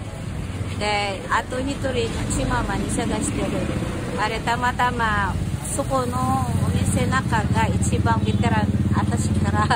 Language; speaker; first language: Japanese; non-native, learner; Filipino